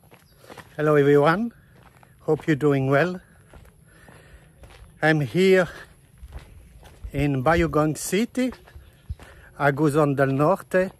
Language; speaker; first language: English; non-native, learner; Dutch